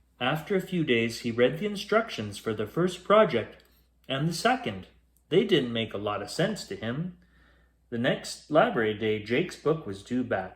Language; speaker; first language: English; native; English